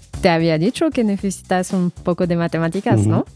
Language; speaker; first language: Spanish; non-native, learner; French